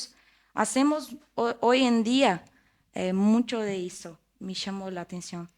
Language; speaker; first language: Spanish; non-native, fluent; Portuguese